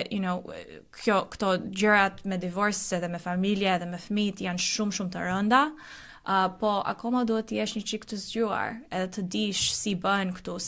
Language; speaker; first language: Albanian; early bilingual, heritage; Albanian